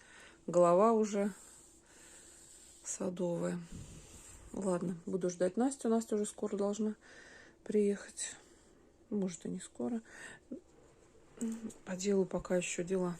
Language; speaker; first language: Russian; native; Russian